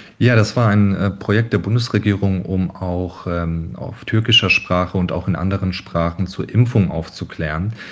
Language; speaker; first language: German; early bilingual, other home language; Turkish